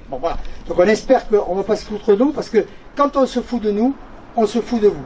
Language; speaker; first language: French; native; French